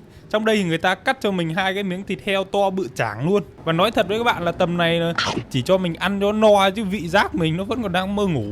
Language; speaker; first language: Vietnamese; native; Vietnamese